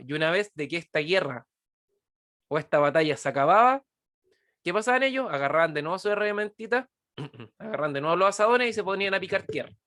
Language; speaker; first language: Spanish; native; Spanish